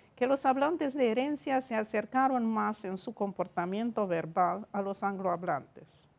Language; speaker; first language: Spanish; non-native, fluent; Romanian